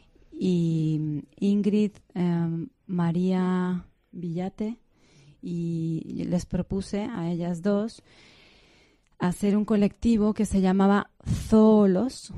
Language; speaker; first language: Spanish; native; Spanish